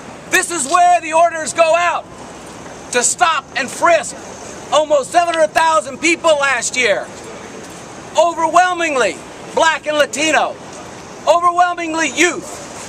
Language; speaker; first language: English; native; English